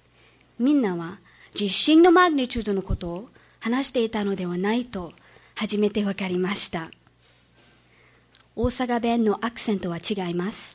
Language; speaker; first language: Japanese; non-native, fluent; English